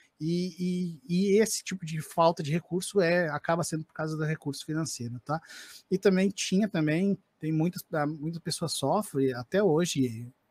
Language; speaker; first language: Portuguese; native; Portuguese